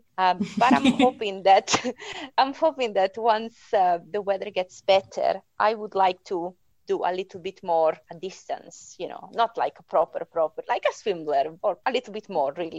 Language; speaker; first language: English; non-native, fluent; Italian